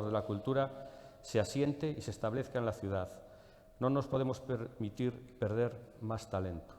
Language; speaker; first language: Spanish; native; Spanish